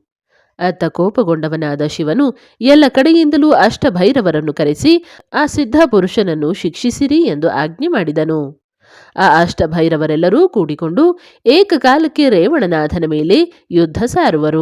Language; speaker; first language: Kannada; native; Kannada